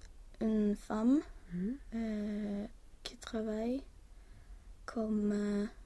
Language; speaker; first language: French; non-native, learner; Swedish